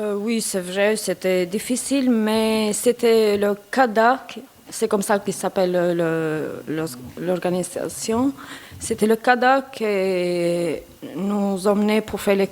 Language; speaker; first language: French; non-native, learner; Albanian